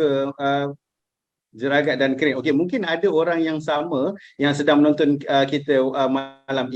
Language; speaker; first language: Malay; native; Malay